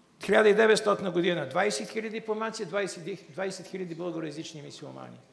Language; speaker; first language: Bulgarian; native; Bulgarian